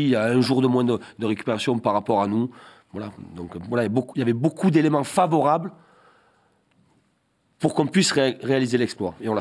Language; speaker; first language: French; native; French